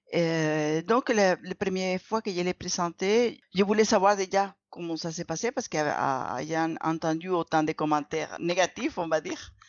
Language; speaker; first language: French; non-native, fluent; Spanish